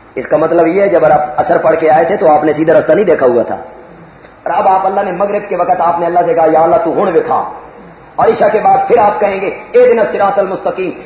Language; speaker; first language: Urdu; non-native, local second language; Punjabi